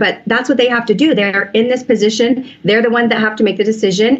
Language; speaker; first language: English; native; English